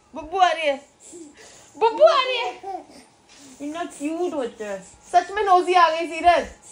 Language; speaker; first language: Hindi; native; Hindi